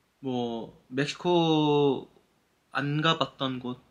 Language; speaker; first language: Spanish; non-native, learner; Korean